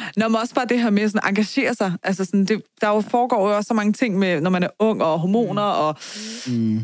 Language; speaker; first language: Danish; early bilingual, other home language; Persian